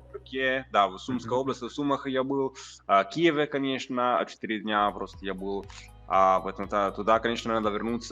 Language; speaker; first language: Russian; non-native, fluent; Italian